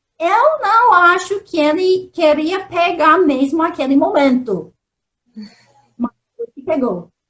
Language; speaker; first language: Portuguese; non-native, fluent; English